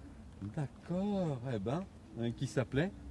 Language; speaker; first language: French; native; French